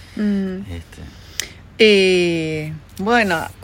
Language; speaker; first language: Spanish; non-native, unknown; Dutch